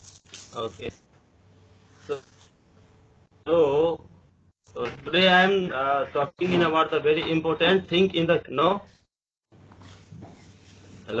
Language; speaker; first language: English; non-native, learner; Hindi